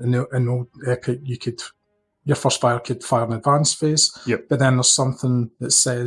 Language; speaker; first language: English; native; English